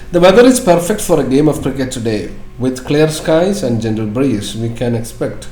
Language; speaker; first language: English; non-native, local second language; Malayalam